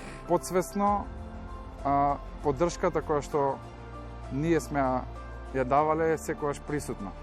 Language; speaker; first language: Macedonian; native; Macedonian